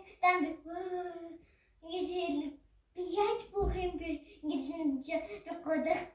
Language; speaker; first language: Mongolian; early bilingual, heritage; Mongolian